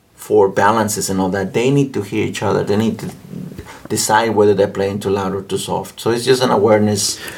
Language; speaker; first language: English; non-native, fluent; Spanish